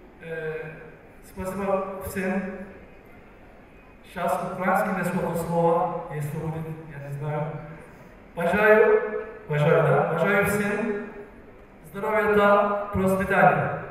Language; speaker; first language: Russian; non-native, learner; Turkish